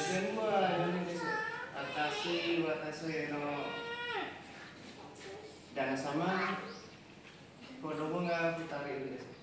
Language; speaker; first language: Japanese; non-native, learner; Indonesian